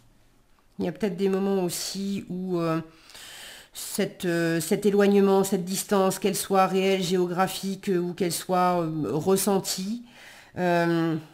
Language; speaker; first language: French; native; French